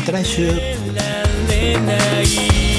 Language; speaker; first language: Japanese; native; Japanese